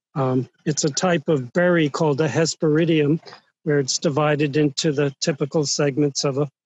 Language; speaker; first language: English; native; English